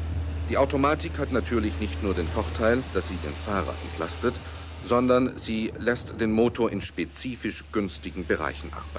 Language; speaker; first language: German; native; German